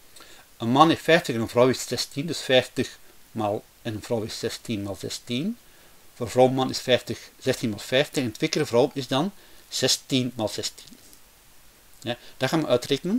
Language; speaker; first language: Dutch; native; Dutch